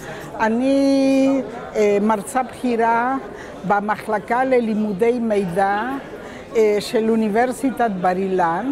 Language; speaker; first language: Hebrew; non-native, local second language; Spanish